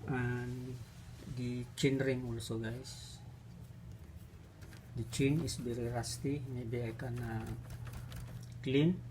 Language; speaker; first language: English; non-native, local second language; Filipino